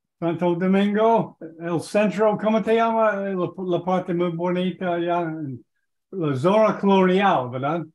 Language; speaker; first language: Spanish; non-native, learner; English